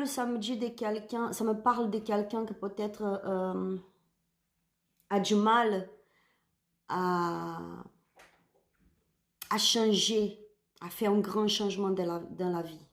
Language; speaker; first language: French; non-native, learner; Spanish